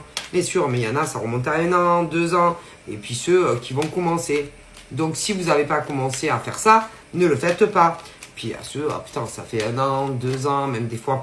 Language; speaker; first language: French; native; French